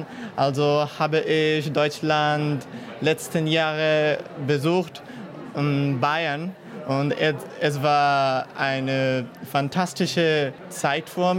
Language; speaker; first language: German; non-native, learner; Bangla